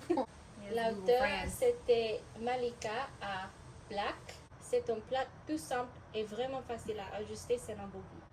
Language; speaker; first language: French; non-native, fluent; English